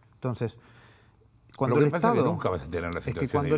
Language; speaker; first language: Spanish; native; Spanish